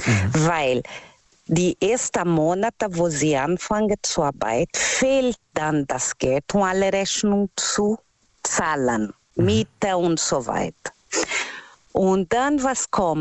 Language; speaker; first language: German; non-native, fluent; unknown